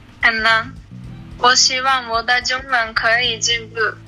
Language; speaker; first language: Chinese; non-native, learner; Japanese